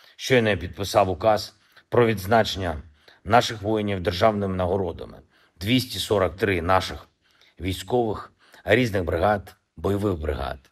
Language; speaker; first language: Ukrainian; non-native, local second language; Russian